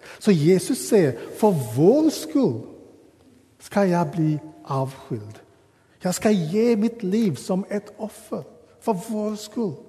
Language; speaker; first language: Swedish; non-native, fluent; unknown